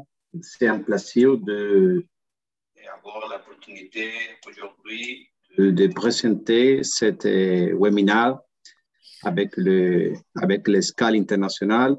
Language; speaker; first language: French; non-native, learner; Spanish